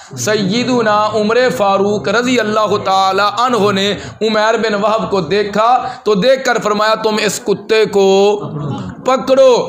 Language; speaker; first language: Urdu; non-native, local second language; Punjabi